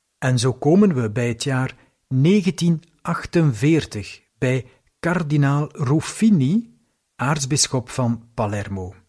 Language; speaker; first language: Dutch; native; Dutch